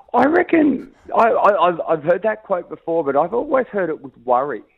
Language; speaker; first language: English; native; English